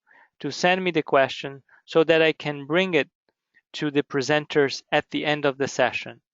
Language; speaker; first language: English; native; English